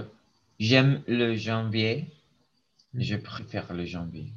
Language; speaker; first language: French; non-native, learner; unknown